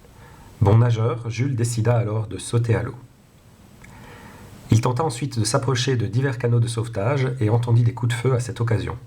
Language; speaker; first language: French; non-native, local second language; Dutch